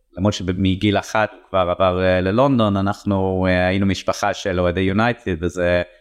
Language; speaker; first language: Hebrew; non-native, fluent; English